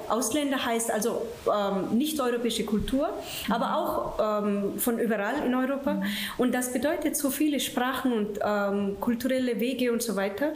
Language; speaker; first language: German; non-native, fluent; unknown